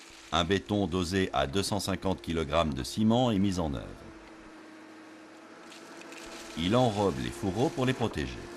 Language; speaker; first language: French; native; French